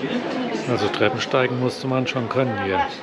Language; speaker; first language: German; native; German